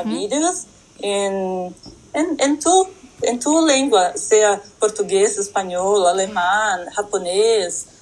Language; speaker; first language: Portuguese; non-native, learner; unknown